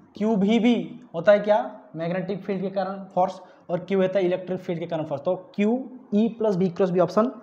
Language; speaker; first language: Hindi; non-native, local second language; Odia